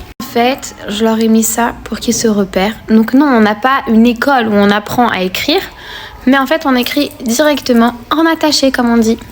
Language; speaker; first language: French; native; French